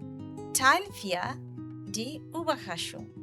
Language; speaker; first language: German; non-native, learner; Bangla